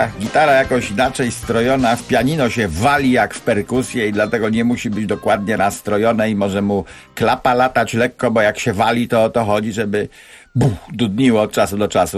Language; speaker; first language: Polish; native; Polish